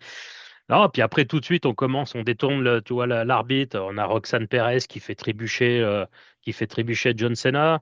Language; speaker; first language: French; native; French